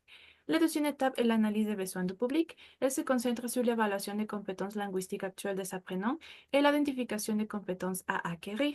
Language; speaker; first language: French; non-native, fluent; Spanish